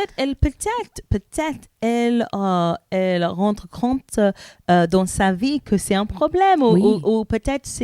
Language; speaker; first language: French; non-native, learner; English